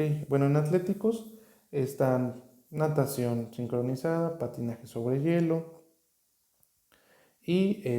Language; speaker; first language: Spanish; native; Spanish